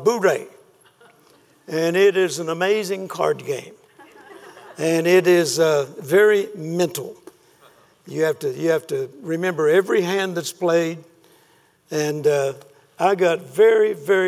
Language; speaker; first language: English; native; English